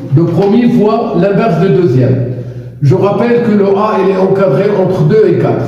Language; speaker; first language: French; non-native, local second language; Arabic